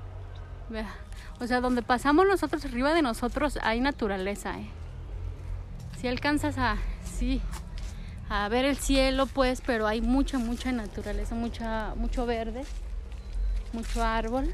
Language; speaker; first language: Spanish; native; Spanish